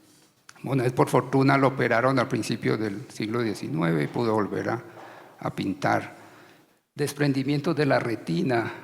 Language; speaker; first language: Spanish; native; Spanish